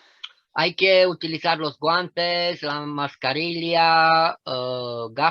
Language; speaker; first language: Spanish; non-native, fluent; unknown